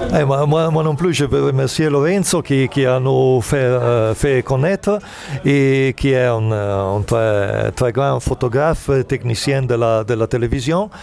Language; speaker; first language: French; non-native, fluent; Italian